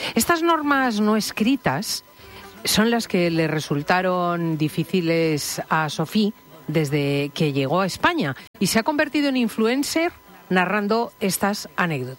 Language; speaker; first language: Spanish; native; Spanish